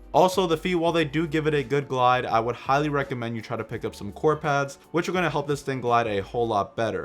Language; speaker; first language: English; native; English